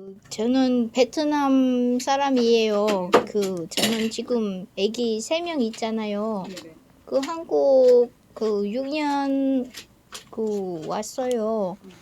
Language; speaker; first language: Korean; non-native, learner; Vietnamese